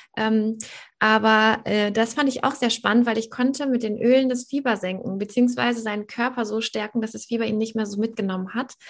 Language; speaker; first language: German; native; German